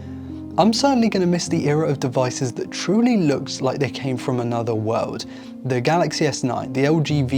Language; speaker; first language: English; native; English